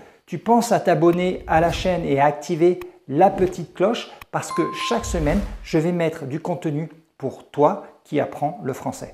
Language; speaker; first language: French; native; French